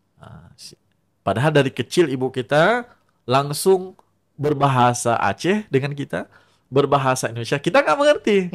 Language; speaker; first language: Indonesian; non-native, local second language; Achinese